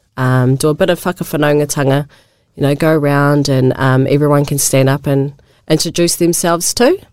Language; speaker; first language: English; native; English